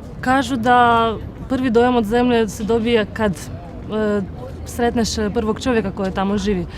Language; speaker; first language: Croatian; non-native, fluent; Ukrainian